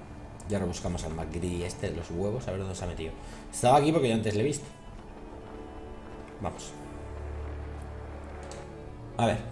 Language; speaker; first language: Spanish; native; Spanish